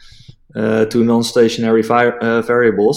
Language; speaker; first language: English; non-native, fluent; Dutch